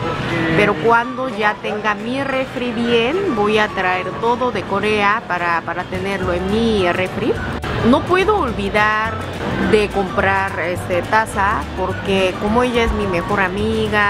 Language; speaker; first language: Spanish; non-native, learner; Korean